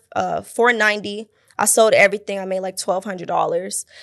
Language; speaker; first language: English; native; English